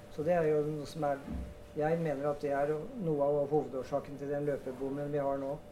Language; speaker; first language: Norwegian; native; Norwegian